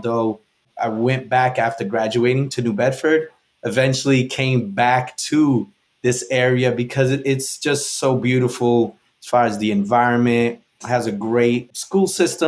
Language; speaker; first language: English; native; English